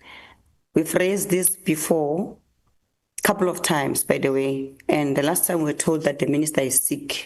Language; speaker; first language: English; non-native, local second language; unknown